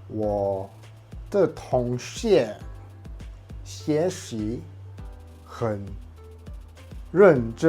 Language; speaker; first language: Chinese; non-native, learner; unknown